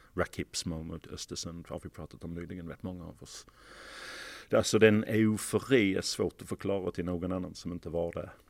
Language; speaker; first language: Swedish; non-native, fluent; English